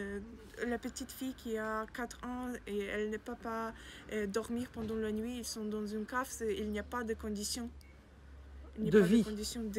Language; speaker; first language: French; non-native, learner; Ukrainian